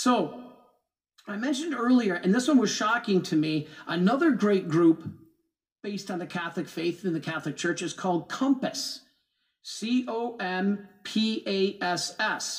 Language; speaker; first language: English; native; English